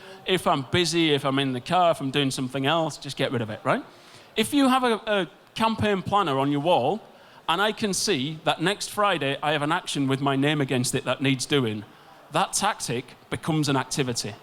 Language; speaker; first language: English; native; English